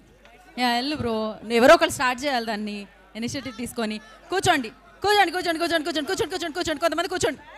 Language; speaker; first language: Telugu; native; Telugu